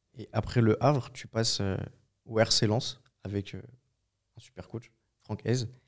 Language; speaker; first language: French; native; French